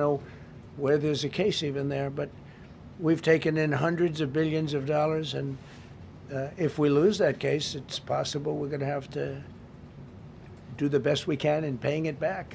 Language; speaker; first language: English; native; English